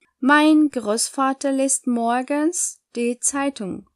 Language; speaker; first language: German; non-native, fluent; Turkish